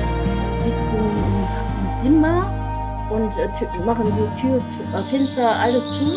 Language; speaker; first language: German; non-native, fluent; Korean